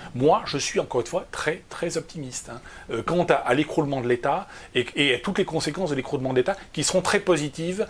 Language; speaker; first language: French; native; French